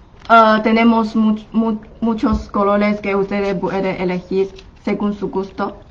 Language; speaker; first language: Spanish; non-native, fluent; Chinese